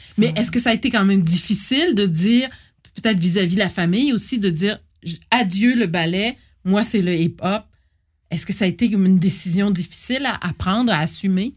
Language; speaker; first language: French; native; French